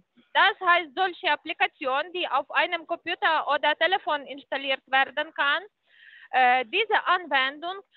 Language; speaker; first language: German; non-native, fluent; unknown